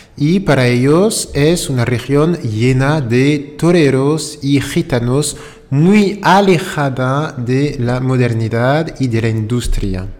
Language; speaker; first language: Spanish; non-native, fluent; French